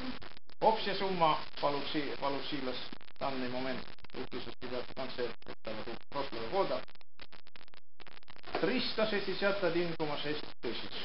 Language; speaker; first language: Russian; non-native, local second language; Estonian